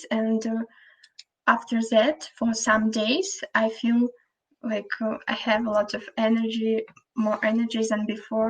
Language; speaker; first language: English; non-native, fluent; Russian